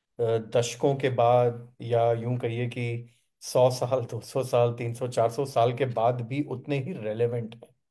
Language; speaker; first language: Hindi; native; Hindi